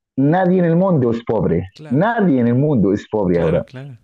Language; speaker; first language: Spanish; non-native, fluent; Arabic